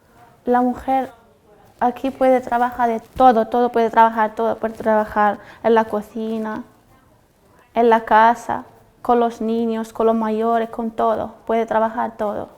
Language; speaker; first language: Spanish; non-native, fluent; Arabic